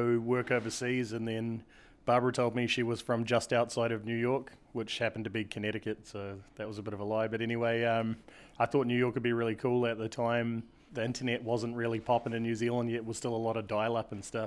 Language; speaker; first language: English; native; English